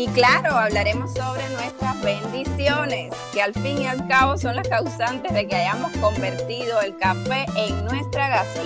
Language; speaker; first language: Spanish; native; Spanish